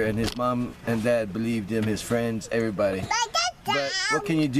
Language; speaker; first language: English; native; English